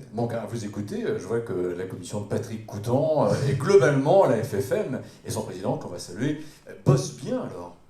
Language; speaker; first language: French; native; French